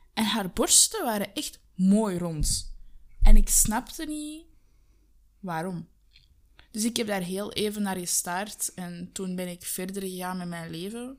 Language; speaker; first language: Dutch; native; Dutch